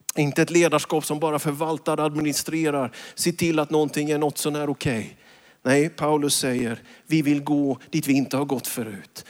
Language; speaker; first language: Swedish; native; Swedish